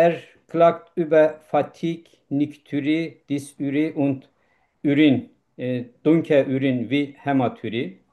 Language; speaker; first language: German; non-native, learner; Turkish